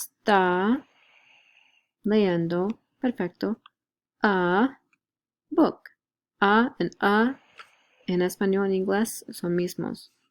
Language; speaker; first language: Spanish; non-native, learner; English